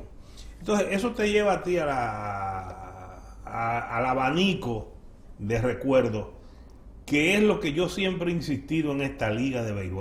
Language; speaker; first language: Spanish; native; Spanish